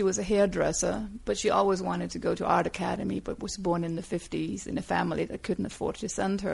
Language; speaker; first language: English; non-native, fluent; Danish